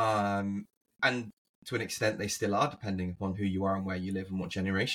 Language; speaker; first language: English; native; English